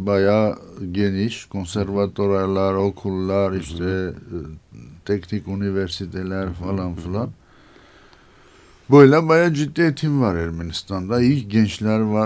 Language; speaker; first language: Turkish; non-native, learner; Armenian